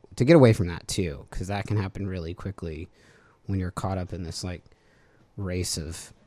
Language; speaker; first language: English; native; English